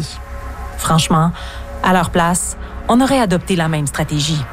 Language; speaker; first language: French; native; French